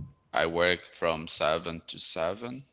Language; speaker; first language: English; non-native, fluent; Portuguese